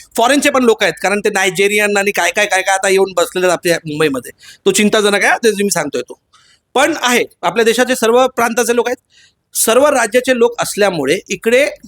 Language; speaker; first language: Marathi; non-native, local second language; Hindi